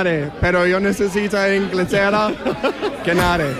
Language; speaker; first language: Spanish; non-native, learner; English